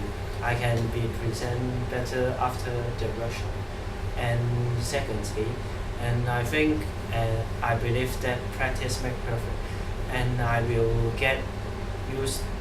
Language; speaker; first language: English; non-native, learner; Cantonese